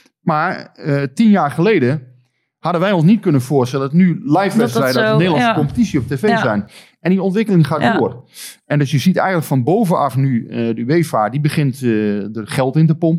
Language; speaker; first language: Dutch; native; Dutch